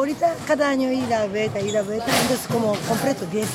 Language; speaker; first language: Spanish; non-native, learner; Japanese